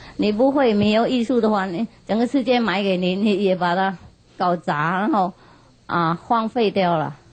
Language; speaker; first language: Chinese; non-native, fluent; Vietnamese